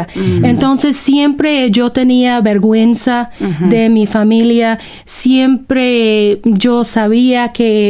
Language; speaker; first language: Spanish; non-native, fluent; English